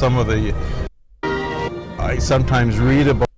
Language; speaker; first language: English; non-native, local second language; French